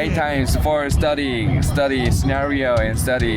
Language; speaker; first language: English; non-native, learner; Korean